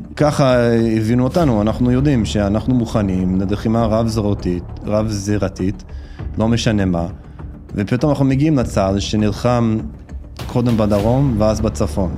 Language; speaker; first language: Hebrew; non-native, fluent; English